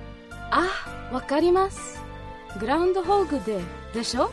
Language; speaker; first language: Japanese; non-native, learner; English